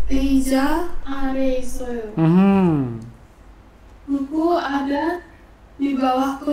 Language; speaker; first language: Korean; non-native, learner; Indonesian